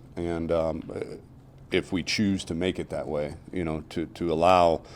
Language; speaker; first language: English; native; English